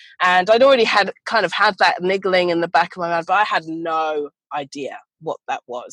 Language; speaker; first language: English; native; English